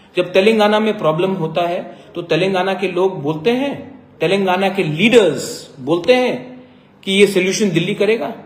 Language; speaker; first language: Hindi; non-native, local second language; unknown